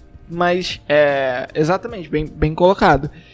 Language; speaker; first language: Portuguese; native; Portuguese